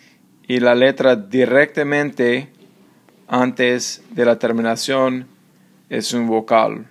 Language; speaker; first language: Spanish; non-native, fluent; English